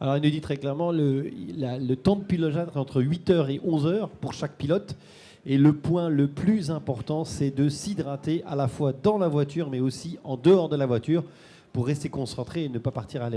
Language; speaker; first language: French; native; French